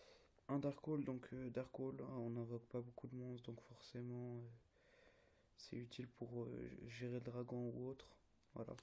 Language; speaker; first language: French; native; French